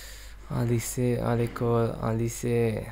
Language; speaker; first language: French; non-native, learner; English